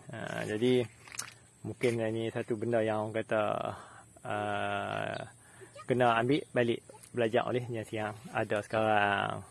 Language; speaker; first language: Malay; native; Malay